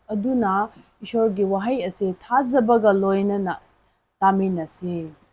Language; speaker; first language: Manipuri; non-native, local second language; Rongmei Naga